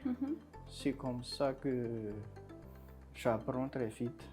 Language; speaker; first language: French; non-native, local second language; Malagasy